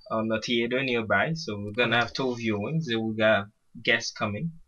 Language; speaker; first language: English; early bilingual, other home language; Haitian Creole